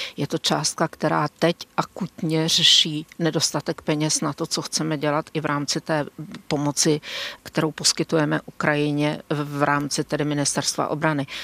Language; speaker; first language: Czech; native; Czech